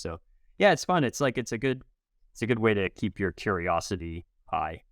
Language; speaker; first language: English; native; English